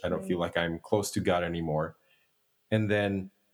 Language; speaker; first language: English; non-native, fluent; Indonesian